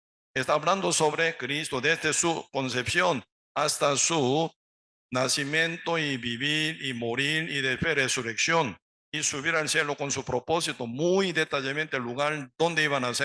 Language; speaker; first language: Spanish; non-native, learner; Korean